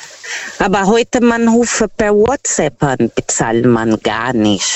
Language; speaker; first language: German; non-native, fluent; Portuguese